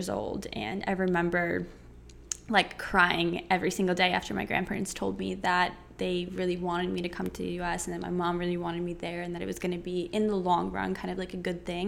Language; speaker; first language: English; early bilingual, other home language; Ukrainian